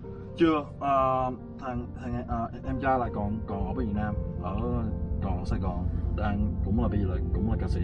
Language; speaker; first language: Vietnamese; early bilingual, heritage; Vietnamese